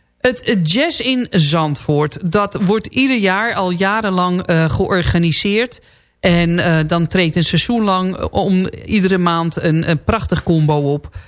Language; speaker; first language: Dutch; native; Dutch